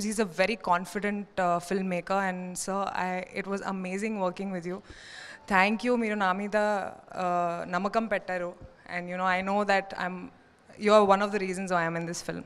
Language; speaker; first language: Telugu; non-native, learner; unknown